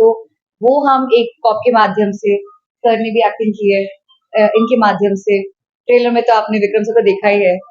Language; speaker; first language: Hindi; non-native, local second language; Bangla